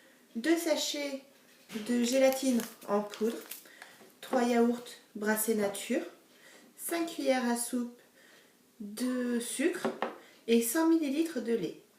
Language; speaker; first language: French; native; French